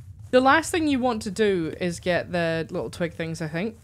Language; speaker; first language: English; native; English